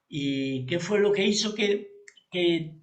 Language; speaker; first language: Spanish; native; Spanish